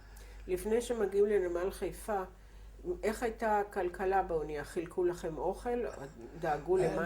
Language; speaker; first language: Hebrew; native; Hebrew